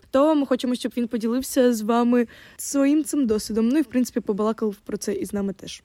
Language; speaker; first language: Ukrainian; non-native, local second language; Russian